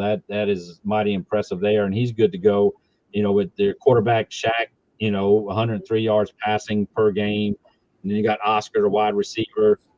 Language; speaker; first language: English; native; English